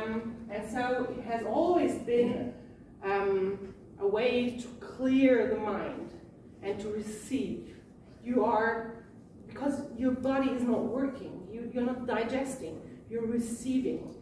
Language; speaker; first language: English; non-native, fluent; German